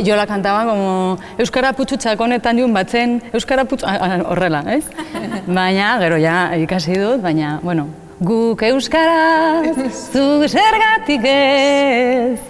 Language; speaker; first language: Basque; non-native, local second language; Spanish